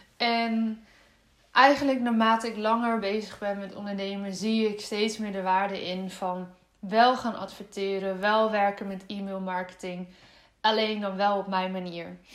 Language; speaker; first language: Dutch; native; Dutch